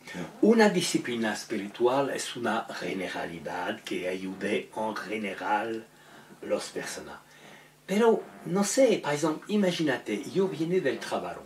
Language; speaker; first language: Spanish; non-native, learner; French